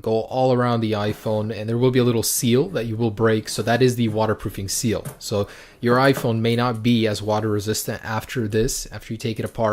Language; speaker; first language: English; native; English